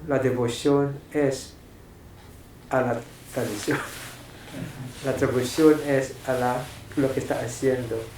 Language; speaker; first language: Spanish; non-native, fluent; English